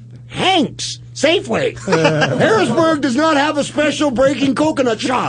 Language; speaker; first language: English; native; English